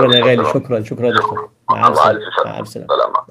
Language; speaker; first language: Arabic; native; Arabic